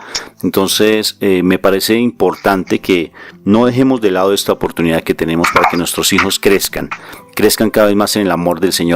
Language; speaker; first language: Spanish; native; Spanish